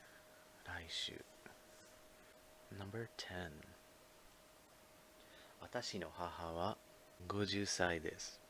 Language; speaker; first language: Japanese; non-native, fluent; English